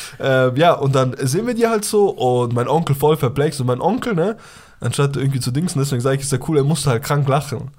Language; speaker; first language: German; early bilingual, other home language; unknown